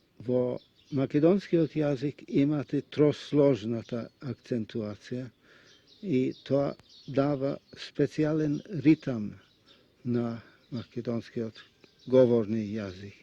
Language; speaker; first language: Macedonian; non-native, fluent; Russian